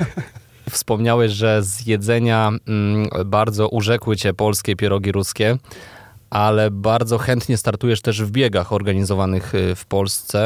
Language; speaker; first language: Polish; native; Polish